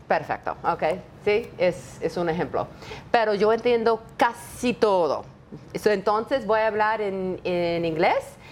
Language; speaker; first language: Spanish; non-native, learner; English